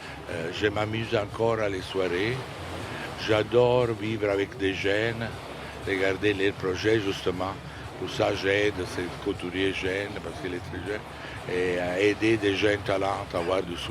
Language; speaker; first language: French; non-native, fluent; Italian